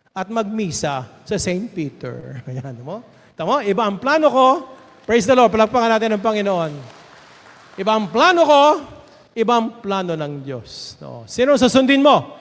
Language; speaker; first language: Filipino; native; Filipino